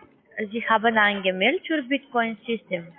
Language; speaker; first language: German; non-native, learner; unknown